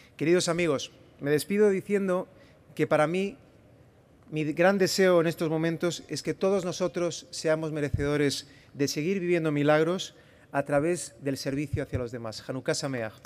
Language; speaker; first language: Spanish; native; Spanish